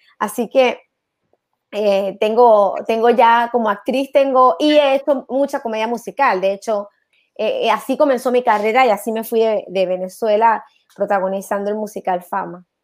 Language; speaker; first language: Spanish; native; Spanish